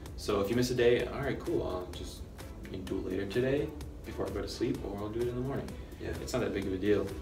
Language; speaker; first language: English; native; English